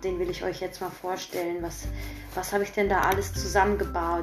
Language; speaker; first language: German; native; German